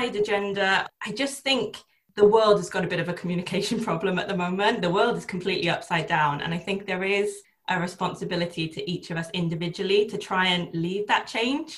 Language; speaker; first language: English; native; English